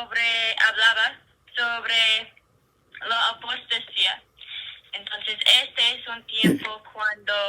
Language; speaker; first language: Spanish; non-native, learner; English